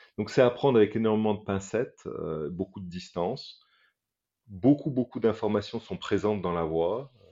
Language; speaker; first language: French; native; French